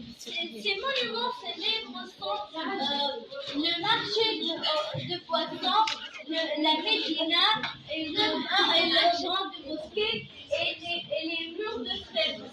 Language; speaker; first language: French; non-native, learner; Arabic